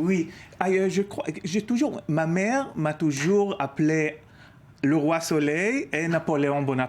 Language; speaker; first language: French; non-native, learner; Hebrew